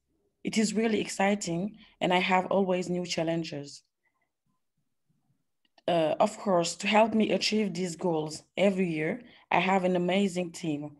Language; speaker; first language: English; non-native, learner; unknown